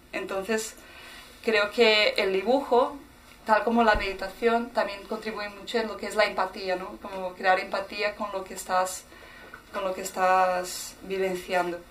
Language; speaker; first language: Spanish; non-native, fluent; Portuguese